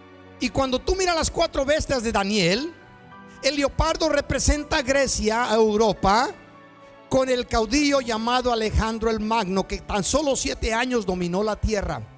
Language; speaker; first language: Spanish; native; Spanish